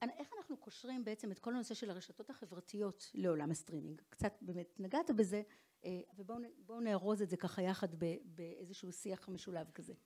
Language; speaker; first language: Hebrew; native; Hebrew